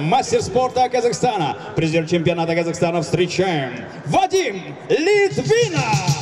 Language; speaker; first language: Russian; non-native, local second language; Kazakh